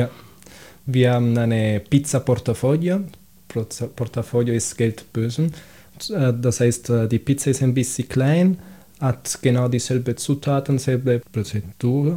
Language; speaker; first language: German; non-native, fluent; Italian